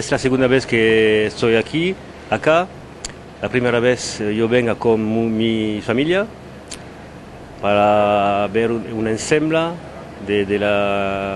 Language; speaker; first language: Spanish; non-native, learner; French